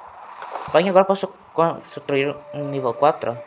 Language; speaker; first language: Portuguese; non-native, learner; Spanish